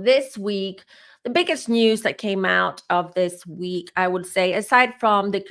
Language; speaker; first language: English; native; English